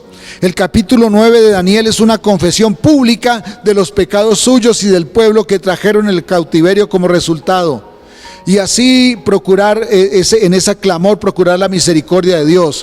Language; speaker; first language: Spanish; native; Spanish